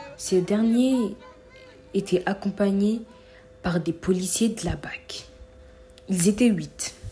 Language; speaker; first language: French; non-native, local second language; Wolof